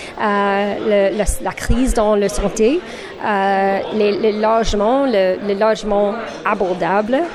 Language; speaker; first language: French; non-native, learner; English